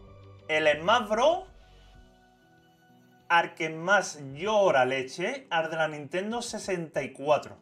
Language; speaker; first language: Spanish; native; Spanish